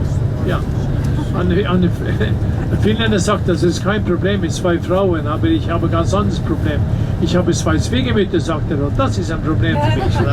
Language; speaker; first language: German; non-native, learner; Norwegian